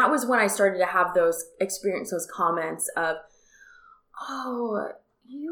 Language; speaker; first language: English; native; English